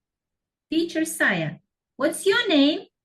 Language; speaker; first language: English; non-native, fluent; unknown